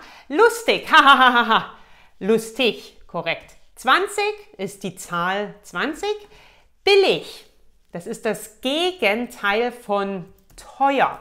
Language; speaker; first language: German; native; German